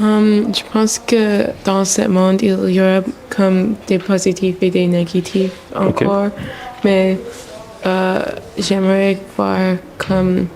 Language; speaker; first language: French; non-native, local second language; English